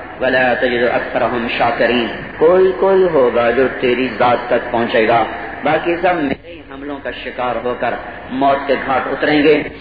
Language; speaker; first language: Urdu; non-native, local second language; Punjabi